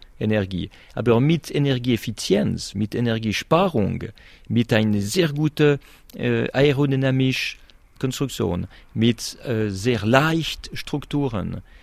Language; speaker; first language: German; non-native, local second language; French